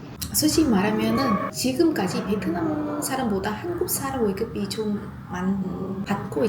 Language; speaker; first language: Korean; non-native, learner; Vietnamese